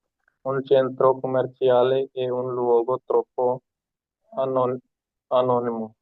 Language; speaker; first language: Italian; non-native, learner; Hindi